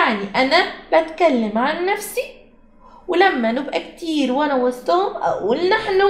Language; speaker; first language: Arabic; native; Arabic